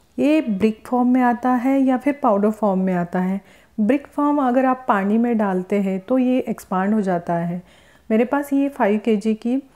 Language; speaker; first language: Hindi; non-native, local second language; Marathi